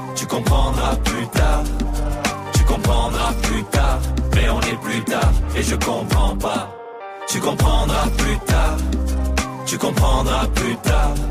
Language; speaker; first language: French; non-native, fluent; English